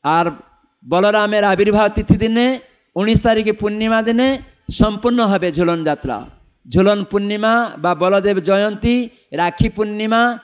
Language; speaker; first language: Bangla; non-native, fluent; Odia